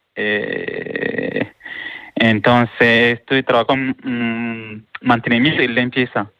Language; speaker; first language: Spanish; non-native, learner; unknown